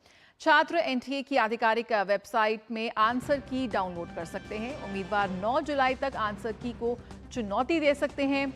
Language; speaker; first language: Hindi; native; Hindi